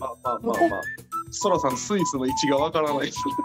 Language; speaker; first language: Japanese; native; Japanese